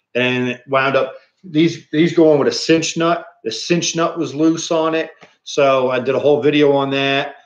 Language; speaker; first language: English; native; English